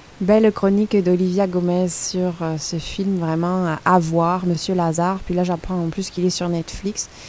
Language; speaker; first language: French; native; French